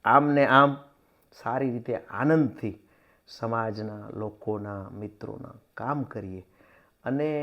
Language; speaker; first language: Gujarati; native; Gujarati